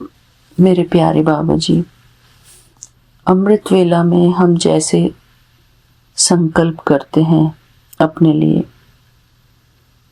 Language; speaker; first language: Hindi; native; Hindi